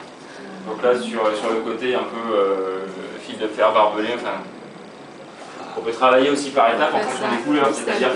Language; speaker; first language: French; native; French